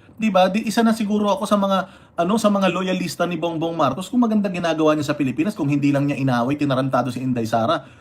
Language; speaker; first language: Filipino; non-native, local second language; Iloko